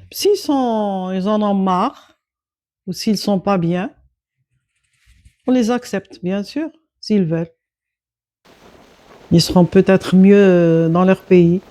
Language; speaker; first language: French; non-native, local second language; Arabic